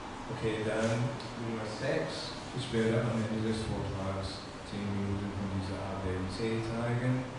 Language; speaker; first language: German; non-native, fluent; English